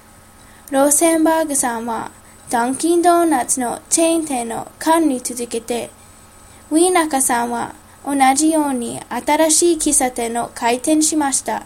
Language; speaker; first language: Japanese; non-native, learner; English